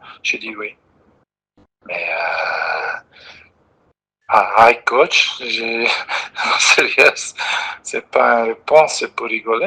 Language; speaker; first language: French; non-native, local second language; Dutch